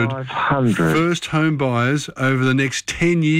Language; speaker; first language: English; native; English